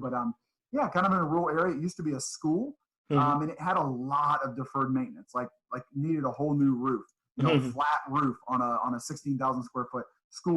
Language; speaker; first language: English; native; English